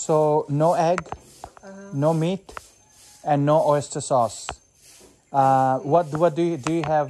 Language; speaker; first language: English; non-native, local second language; Hindi